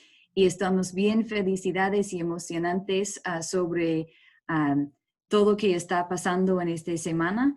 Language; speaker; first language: Spanish; non-native, learner; English